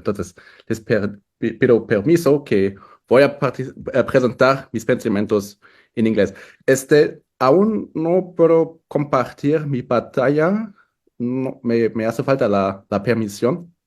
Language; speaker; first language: Spanish; non-native, fluent; German